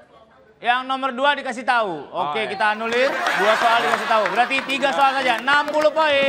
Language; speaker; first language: Indonesian; native; Indonesian